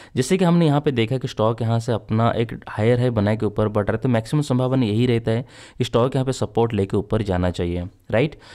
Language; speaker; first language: Hindi; native; Hindi